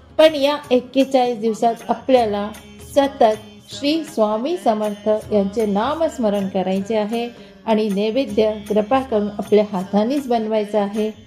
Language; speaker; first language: Marathi; non-native, local second language; Hindi